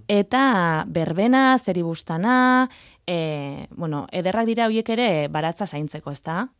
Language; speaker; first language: Basque; native; Basque